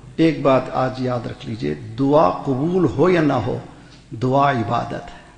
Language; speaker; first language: Urdu; native; Urdu